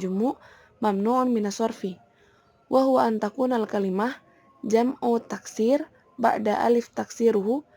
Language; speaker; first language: Arabic; non-native, learner; Indonesian